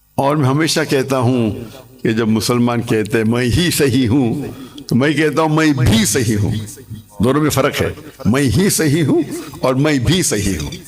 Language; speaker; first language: Urdu; non-native, local second language; English